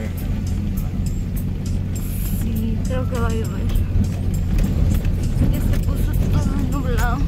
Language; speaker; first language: Spanish; native; Spanish